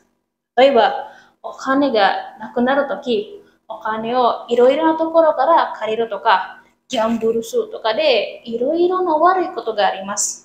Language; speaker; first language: Japanese; non-native, learner; Indonesian